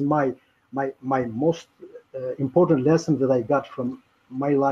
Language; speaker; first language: English; non-native, fluent; Albanian